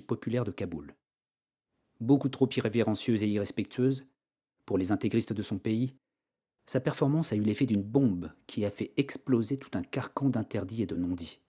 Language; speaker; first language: French; native; French